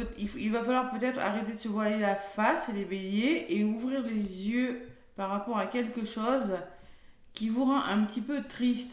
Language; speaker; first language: French; native; French